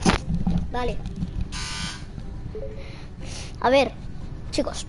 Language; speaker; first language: Spanish; native; Spanish